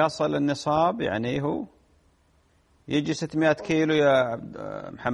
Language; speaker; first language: Arabic; native; Arabic